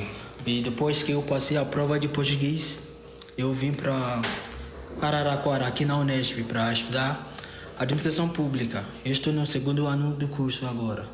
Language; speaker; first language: Portuguese; non-native, fluent; Akan